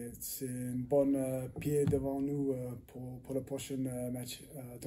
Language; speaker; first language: French; non-native, learner; English